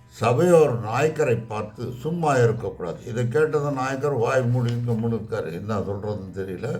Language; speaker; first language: Tamil; native; Tamil